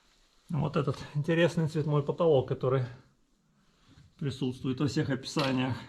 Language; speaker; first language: Russian; native; Russian